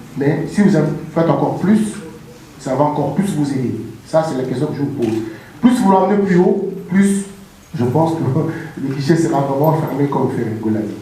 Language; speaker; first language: French; non-native, local second language; Lingala